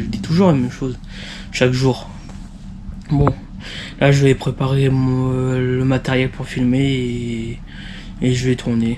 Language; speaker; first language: French; native; French